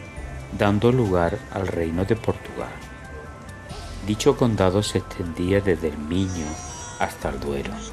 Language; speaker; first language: Spanish; native; Spanish